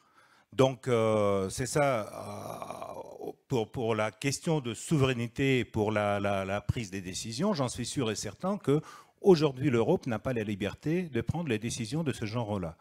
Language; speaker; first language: French; non-native, fluent; Russian